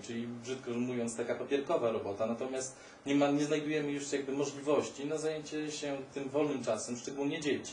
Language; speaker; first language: Polish; native; Polish